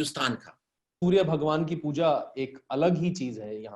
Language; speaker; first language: Hindi; native; Hindi